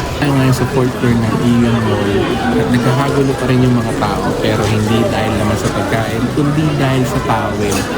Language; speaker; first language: Filipino; native; Filipino